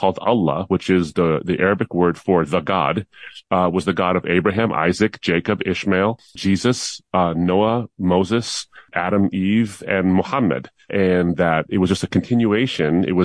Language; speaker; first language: English; native; English